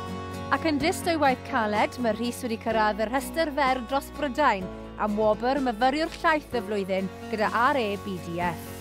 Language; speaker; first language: Welsh; native; Welsh